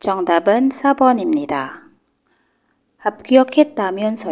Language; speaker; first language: Korean; non-native, learner; Indonesian